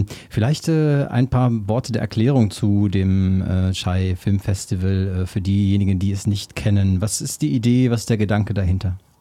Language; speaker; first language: German; native; German